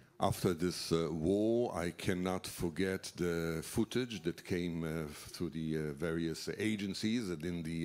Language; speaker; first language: English; non-native, fluent; Hebrew